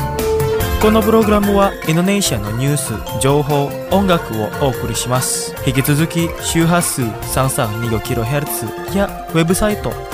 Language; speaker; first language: Japanese; non-native, fluent; Indonesian